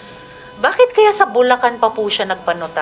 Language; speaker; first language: Filipino; native; Filipino